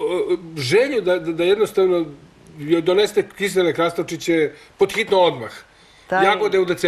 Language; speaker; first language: Croatian; native; Croatian